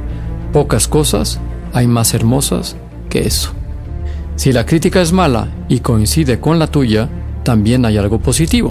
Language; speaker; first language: Spanish; native; Spanish